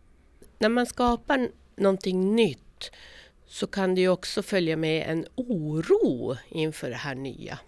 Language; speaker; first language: Swedish; native; Swedish